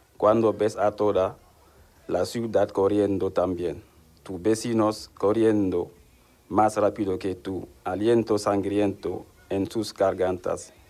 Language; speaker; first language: Spanish; non-native, learner; Wolof